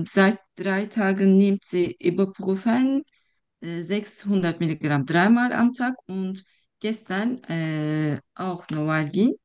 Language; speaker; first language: German; non-native, fluent; Turkish